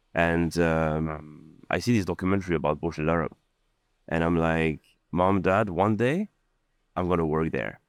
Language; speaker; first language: English; non-native, fluent; Arabic